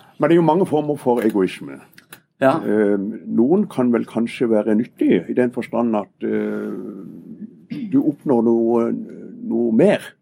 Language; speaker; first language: Norwegian; native; Norwegian